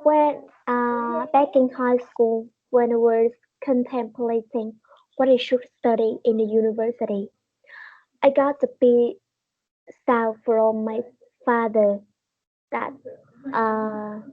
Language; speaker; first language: English; non-native, learner; Vietnamese